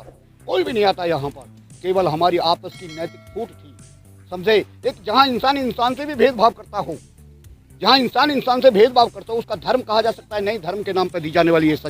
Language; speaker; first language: Hindi; native; Hindi